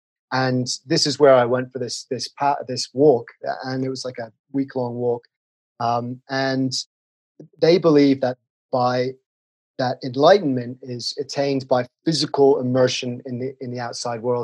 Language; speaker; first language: English; native; English